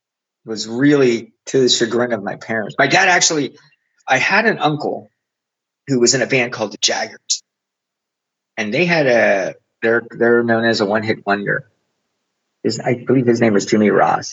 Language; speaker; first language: English; native; English